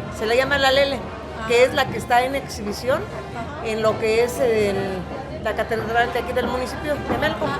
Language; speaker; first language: Spanish; native; Spanish